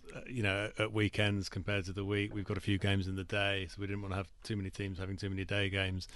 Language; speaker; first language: English; native; English